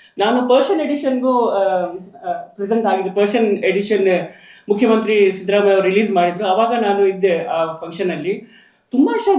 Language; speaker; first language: Kannada; non-native, local second language; Urdu